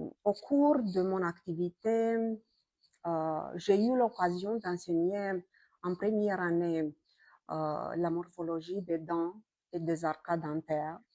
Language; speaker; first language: French; non-native, fluent; Romanian